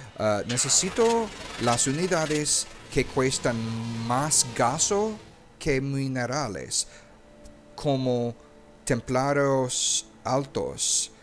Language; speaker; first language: Spanish; non-native, learner; English